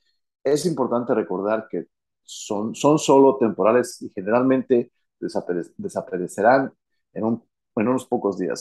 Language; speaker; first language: Spanish; early bilingual, heritage; Spanish